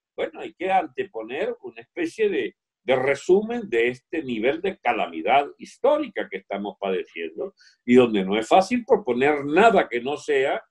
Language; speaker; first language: Spanish; native; Spanish